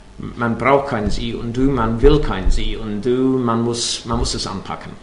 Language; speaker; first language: German; non-native, fluent; English